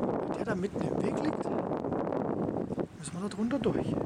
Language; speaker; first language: German; native; German